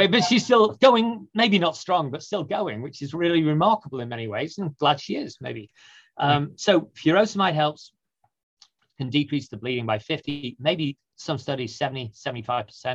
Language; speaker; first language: English; native; English